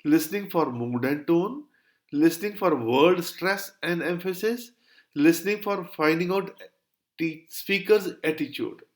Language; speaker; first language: English; non-native, local second language; Punjabi